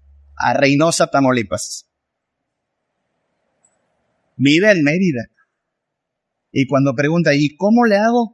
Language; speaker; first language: Spanish; native; Spanish